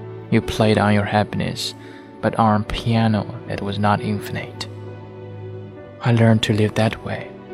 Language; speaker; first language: English; non-native, fluent; Chinese